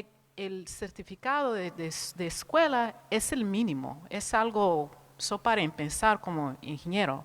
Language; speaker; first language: Spanish; non-native, fluent; Portuguese